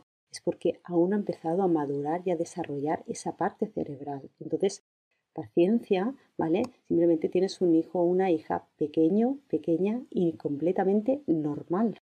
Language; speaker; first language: Spanish; native; Spanish